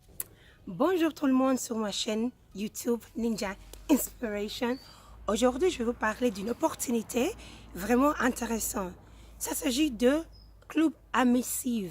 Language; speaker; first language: French; non-native, fluent; Spanish